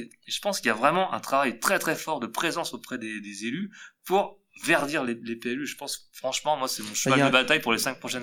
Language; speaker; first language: French; native; French